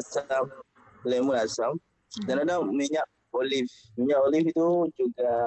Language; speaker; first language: Indonesian; non-native, fluent; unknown